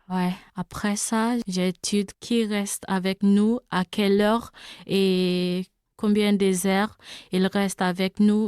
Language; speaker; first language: French; non-native, learner; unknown